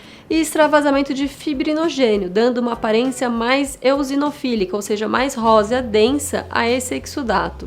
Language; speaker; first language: Portuguese; native; Portuguese